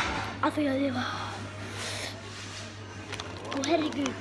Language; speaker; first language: Swedish; early bilingual, other home language; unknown